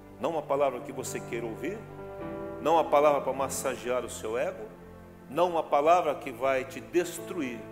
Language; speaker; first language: Portuguese; native; Portuguese